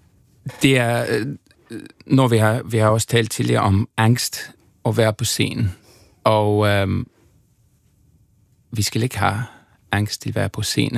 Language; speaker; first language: Danish; non-native, fluent; English